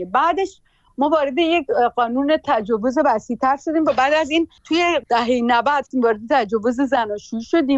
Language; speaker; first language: Persian; native; Persian